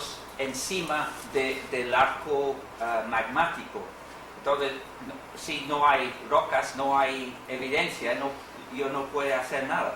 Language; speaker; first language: Spanish; non-native, fluent; English